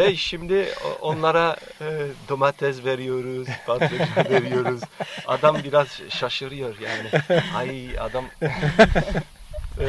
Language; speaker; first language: Turkish; non-native, fluent; French